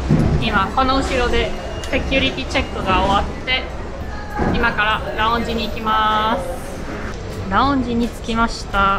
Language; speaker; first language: Japanese; non-native, fluent; German